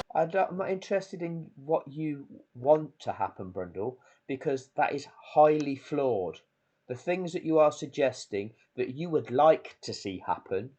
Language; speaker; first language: English; native; English